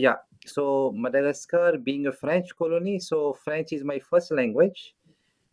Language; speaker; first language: English; non-native, local second language; French